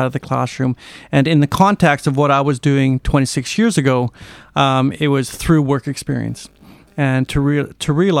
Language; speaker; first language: English; native; English